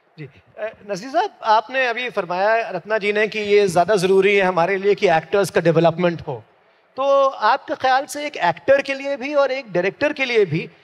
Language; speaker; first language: Hindi; native; Hindi